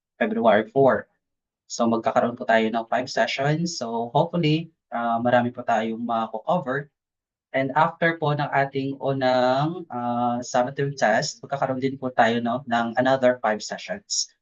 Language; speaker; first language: Filipino; native; Filipino